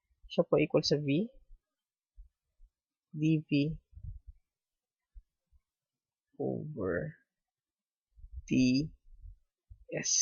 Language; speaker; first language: Filipino; native; Filipino